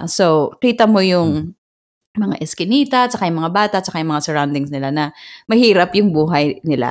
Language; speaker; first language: English; non-native, local second language; Filipino